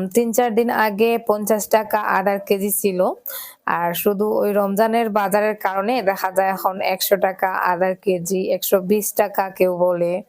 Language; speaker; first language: Bangla; native; Bangla